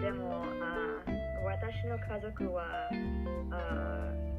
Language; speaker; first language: Japanese; non-native, learner; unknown